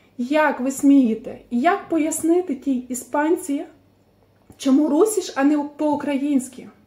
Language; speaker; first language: Ukrainian; native; Ukrainian